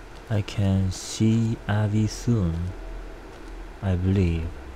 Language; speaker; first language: English; non-native, learner; Korean